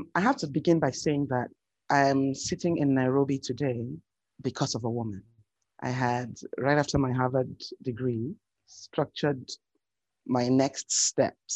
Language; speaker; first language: English; non-native, local second language; Yoruba